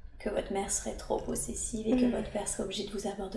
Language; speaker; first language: French; native; French